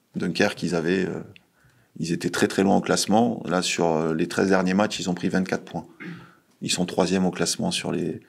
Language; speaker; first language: French; native; French